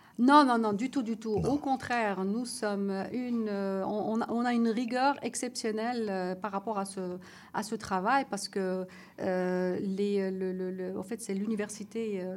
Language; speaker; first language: French; non-native, local second language; Arabic